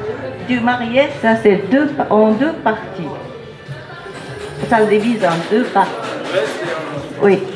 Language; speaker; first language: French; non-native, learner; Japanese